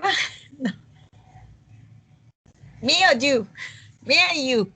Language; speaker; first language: English; non-native, learner; Spanish